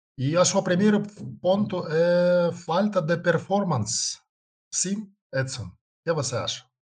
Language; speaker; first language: Portuguese; non-native, learner; Russian